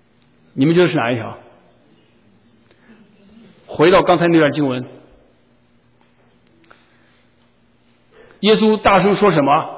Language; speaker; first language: Chinese; native; Chinese